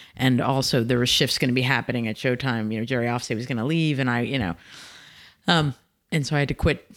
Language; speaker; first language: English; native; English